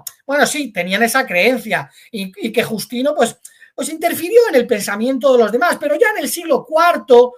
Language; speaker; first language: Spanish; native; Spanish